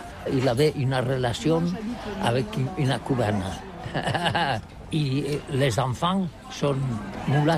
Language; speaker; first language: French; non-native, local second language; Catalan